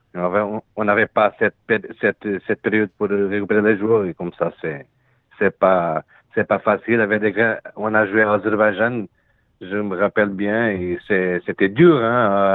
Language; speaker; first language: French; non-native, learner; Portuguese